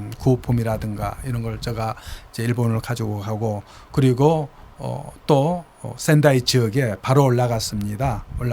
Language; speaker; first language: Korean; native; Korean